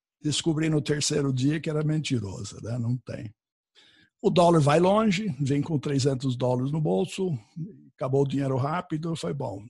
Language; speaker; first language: Portuguese; non-native, fluent; English